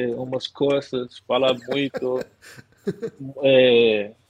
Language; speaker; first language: Portuguese; non-native, learner; English